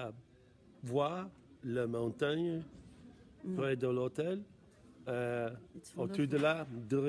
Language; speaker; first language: French; non-native, learner; English